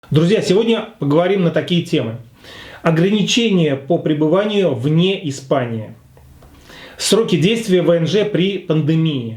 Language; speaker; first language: Russian; native; Russian